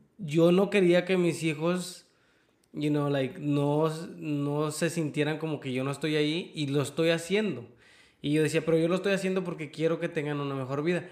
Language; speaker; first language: Spanish; early bilingual, other home language; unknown